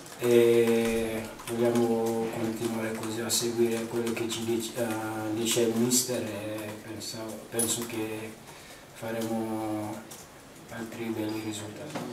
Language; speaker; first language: Italian; non-native, fluent; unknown